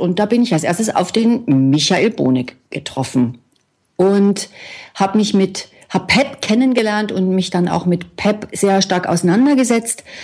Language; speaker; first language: German; native; German